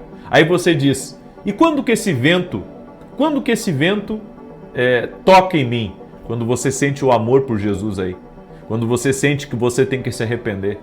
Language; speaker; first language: Portuguese; native; Portuguese